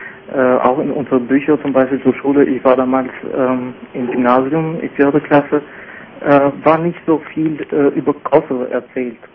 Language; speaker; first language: German; non-native, fluent; Albanian